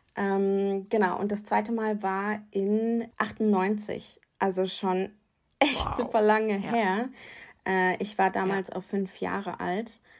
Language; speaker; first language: German; native; German